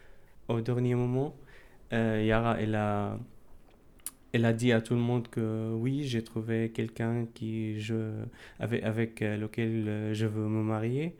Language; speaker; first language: French; non-native, fluent; Arabic